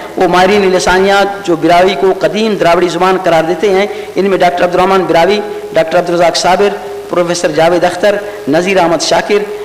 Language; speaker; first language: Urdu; non-native, local second language; Brahui